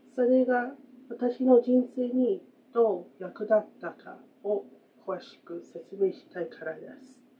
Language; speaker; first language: Japanese; non-native, fluent; English